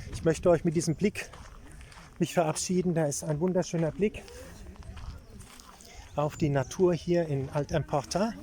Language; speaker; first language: German; non-native, fluent; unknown